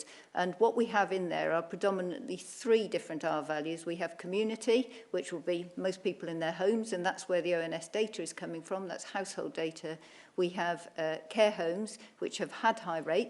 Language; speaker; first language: English; native; English